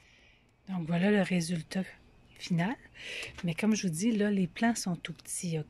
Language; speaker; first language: French; native; French